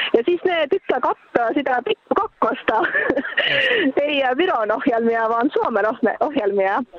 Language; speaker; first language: Finnish; early bilingual, heritage; Finnish